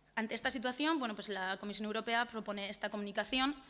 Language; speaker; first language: Spanish; native; Spanish